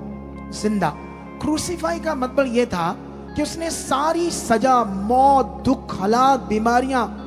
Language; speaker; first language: Hindi; native; Hindi